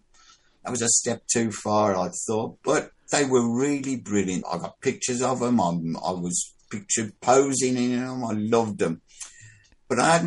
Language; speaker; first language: English; native; English